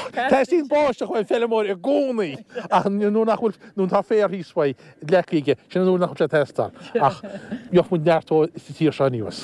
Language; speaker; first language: Irish; native; Irish